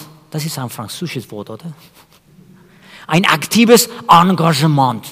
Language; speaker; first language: German; non-native, fluent; Spanish